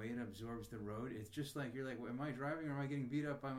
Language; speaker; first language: English; native; English